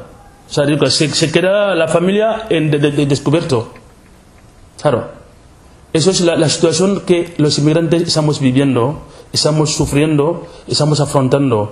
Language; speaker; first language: Spanish; non-native, local second language; Wolof